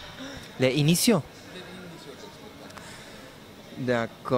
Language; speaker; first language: French; non-native, learner; Spanish